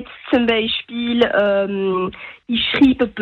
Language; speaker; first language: German; non-native, learner; French